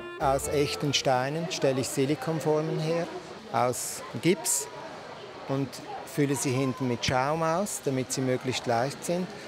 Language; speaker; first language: German; native; German